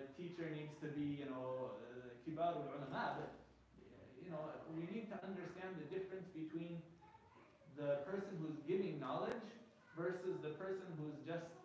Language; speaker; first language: English; native; English